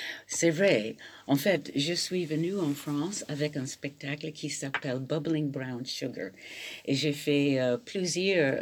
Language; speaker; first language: French; non-native, fluent; English